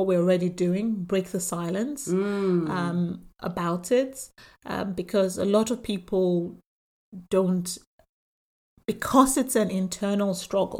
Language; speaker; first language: English; non-native, local second language; Yoruba